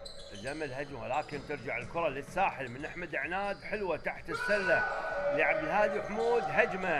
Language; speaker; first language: Arabic; native; Arabic